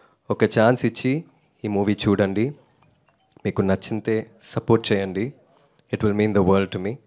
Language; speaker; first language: Telugu; non-native, learner; Tamil